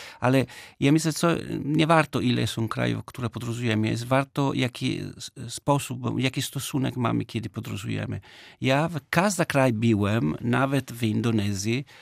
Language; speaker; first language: Polish; non-native, learner; Italian